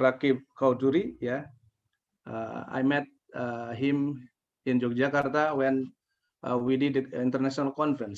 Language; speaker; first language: English; non-native, fluent; Indonesian